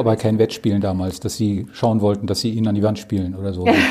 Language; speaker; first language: German; native; German